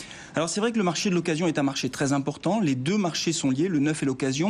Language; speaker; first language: French; native; French